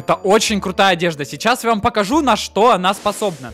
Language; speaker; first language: Russian; native; Russian